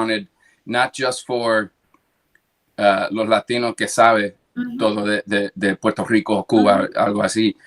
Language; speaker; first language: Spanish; early bilingual, heritage; English